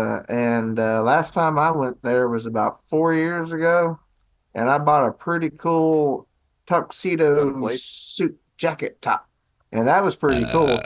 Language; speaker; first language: English; native; English